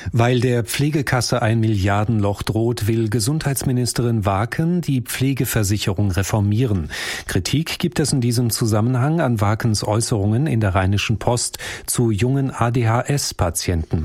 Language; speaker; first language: German; native; German